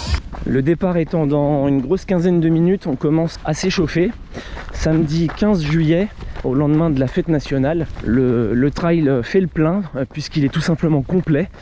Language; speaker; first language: French; native; French